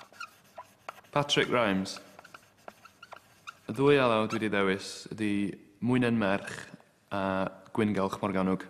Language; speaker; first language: Welsh; native; Welsh